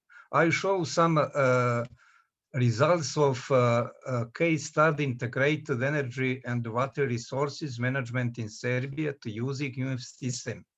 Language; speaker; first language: English; non-native, learner; Serbian